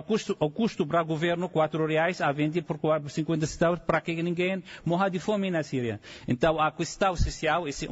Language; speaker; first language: Portuguese; non-native, fluent; Arabic